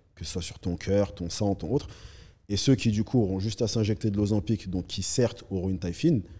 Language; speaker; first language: French; native; French